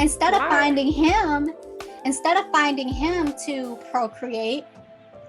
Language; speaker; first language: English; native; English